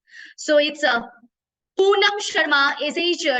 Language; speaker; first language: Hindi; native; Hindi